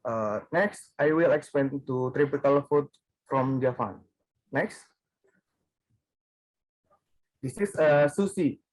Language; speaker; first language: English; non-native, learner; Indonesian